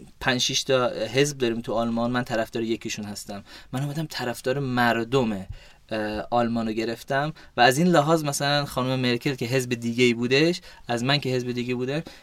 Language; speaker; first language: Persian; early bilingual, heritage; Persian